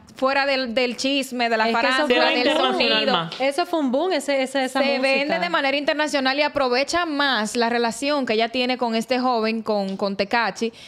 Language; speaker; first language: Spanish; native; Spanish